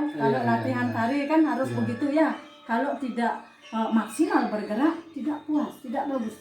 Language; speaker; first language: Indonesian; non-native, local second language; Balinese